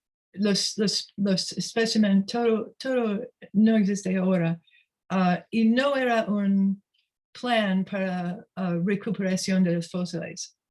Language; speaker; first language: Spanish; non-native, learner; English